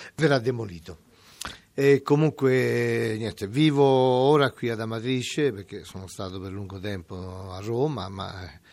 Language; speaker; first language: Italian; native; Italian